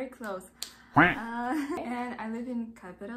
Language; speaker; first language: English; non-native, learner; Russian